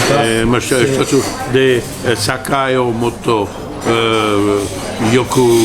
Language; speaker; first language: Japanese; non-native, learner; French